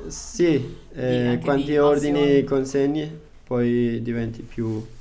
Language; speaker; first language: Italian; non-native, fluent; Persian